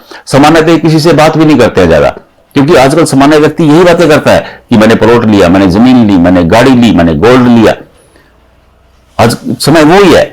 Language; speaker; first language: Hindi; native; Hindi